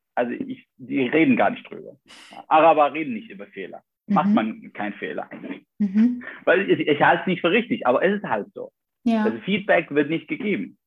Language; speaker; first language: German; non-native, fluent; Arabic